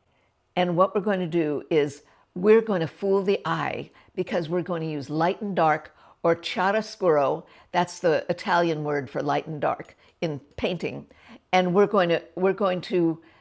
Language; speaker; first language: English; native; English